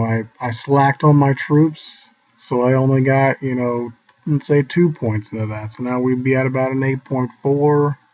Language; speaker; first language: English; native; English